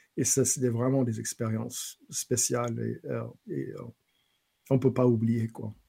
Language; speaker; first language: French; non-native, local second language; English